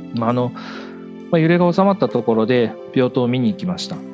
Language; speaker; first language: Japanese; native; Japanese